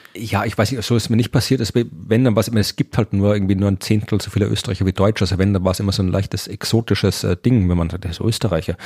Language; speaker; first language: German; native; German